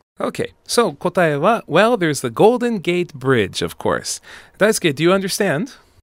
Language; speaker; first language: English; native; English